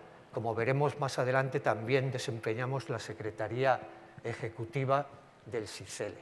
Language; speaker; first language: Spanish; native; Spanish